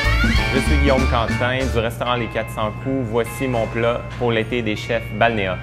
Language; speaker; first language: French; native; French